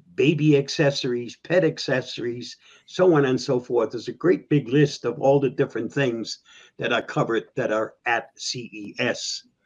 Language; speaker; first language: English; native; English